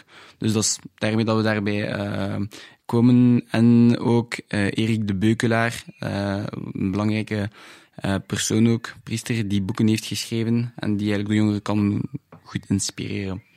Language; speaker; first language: Dutch; non-native, local second language; French